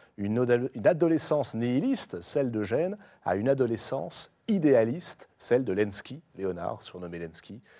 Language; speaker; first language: French; native; French